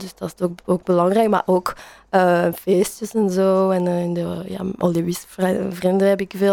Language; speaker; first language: Dutch; non-native, learner; French